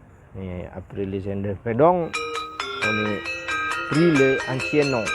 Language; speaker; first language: French; non-native, learner; Indonesian